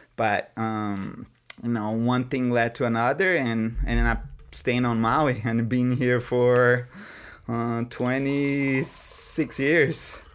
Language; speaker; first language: English; non-native, fluent; Portuguese